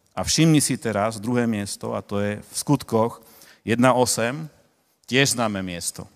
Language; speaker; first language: Slovak; native; Slovak